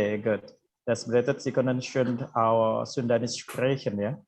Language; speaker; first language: German; non-native, fluent; Indonesian